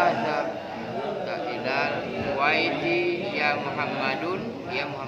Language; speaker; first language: Arabic; non-native, learner; Indonesian